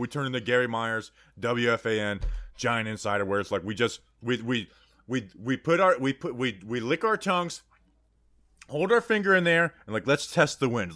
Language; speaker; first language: English; native; English